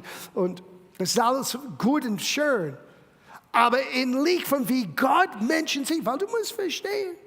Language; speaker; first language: German; non-native, fluent; English